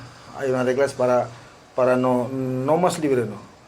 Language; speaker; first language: Spanish; non-native, learner; Indonesian